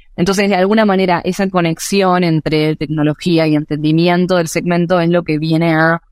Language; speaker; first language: Spanish; native; Spanish